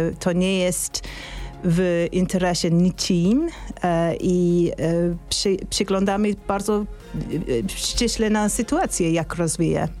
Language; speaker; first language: Polish; non-native, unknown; English